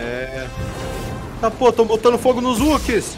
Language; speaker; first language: Portuguese; native; Portuguese